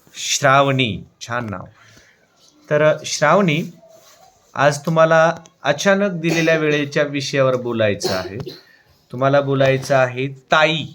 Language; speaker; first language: Marathi; native; Marathi